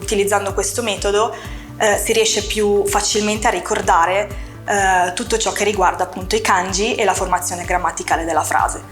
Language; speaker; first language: Italian; native; Italian